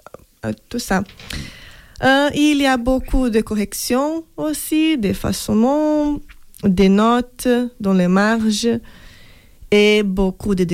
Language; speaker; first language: French; non-native, fluent; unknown